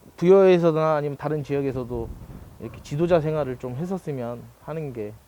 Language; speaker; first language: Korean; native; Korean